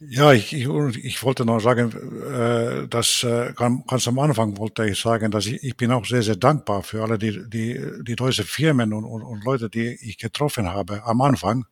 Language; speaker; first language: German; non-native, fluent; Finnish